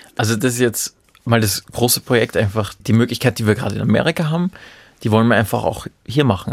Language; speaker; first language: German; native; German